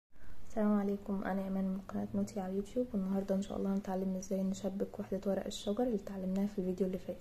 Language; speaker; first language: Arabic; native; Arabic